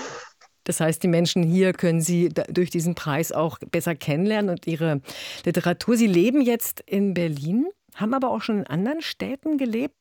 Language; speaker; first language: German; native; German